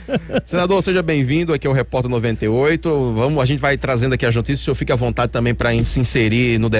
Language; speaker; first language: Portuguese; native; Portuguese